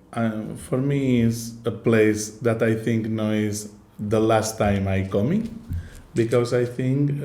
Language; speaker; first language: English; non-native, learner; Catalan